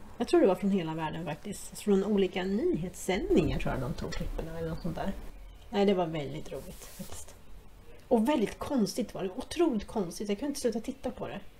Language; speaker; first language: Swedish; native; Swedish